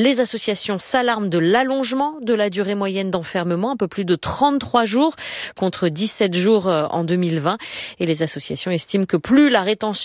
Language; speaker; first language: French; native; French